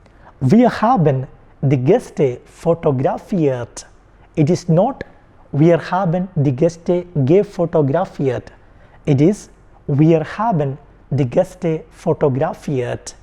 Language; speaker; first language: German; non-native, fluent; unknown